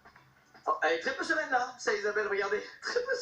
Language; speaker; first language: French; native; French